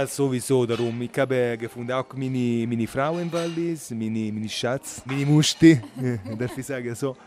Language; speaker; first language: German; non-native, learner; Italian